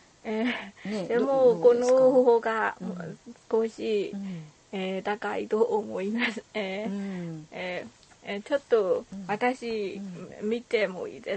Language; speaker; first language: Japanese; non-native, learner; Burmese